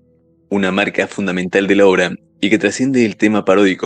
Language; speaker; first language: Spanish; native; Spanish